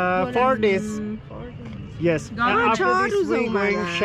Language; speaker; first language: English; non-native, learner; Urdu